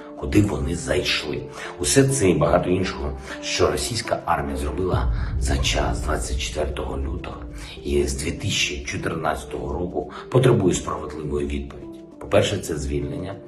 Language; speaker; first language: Ukrainian; non-native, local second language; Russian